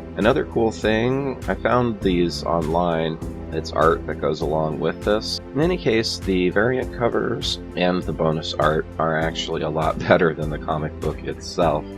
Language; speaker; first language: English; native; English